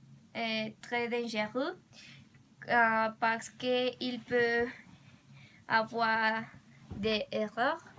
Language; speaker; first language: French; non-native, learner; Spanish